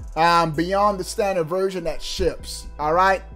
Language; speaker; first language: English; native; English